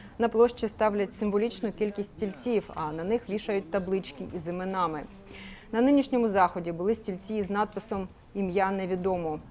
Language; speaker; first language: Ukrainian; native; Ukrainian